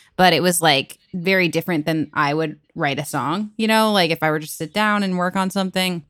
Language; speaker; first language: English; native; English